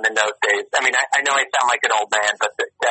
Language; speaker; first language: English; native; English